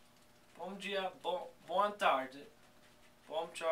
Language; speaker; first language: Portuguese; non-native, learner; English